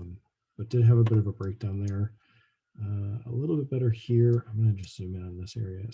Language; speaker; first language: English; native; English